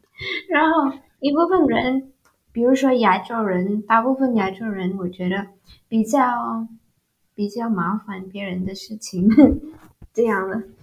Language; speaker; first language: Chinese; non-native, learner; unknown